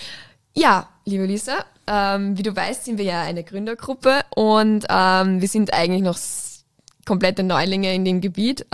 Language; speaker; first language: German; native; German